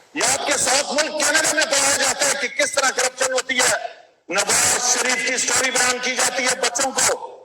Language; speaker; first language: Urdu; non-native, local second language; Pashto